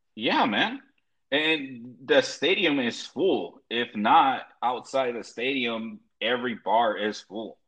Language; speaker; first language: English; early bilingual, other home language; Spanish